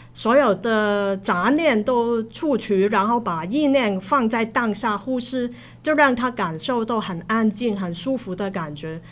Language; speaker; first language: Chinese; non-native, local second language; Cantonese